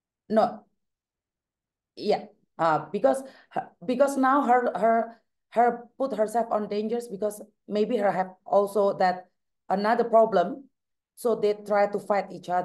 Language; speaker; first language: English; non-native, learner; Javanese